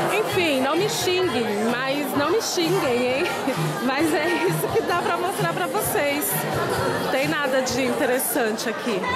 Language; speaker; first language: Portuguese; native; Portuguese